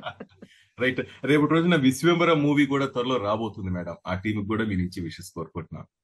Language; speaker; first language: Telugu; native; Telugu